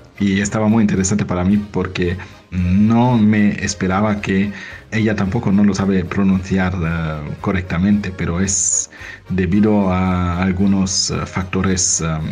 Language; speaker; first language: Spanish; non-native, fluent; German